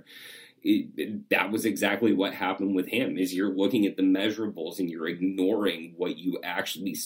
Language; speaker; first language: English; native; English